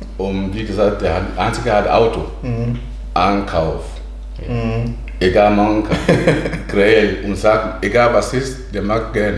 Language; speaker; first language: German; non-native, learner; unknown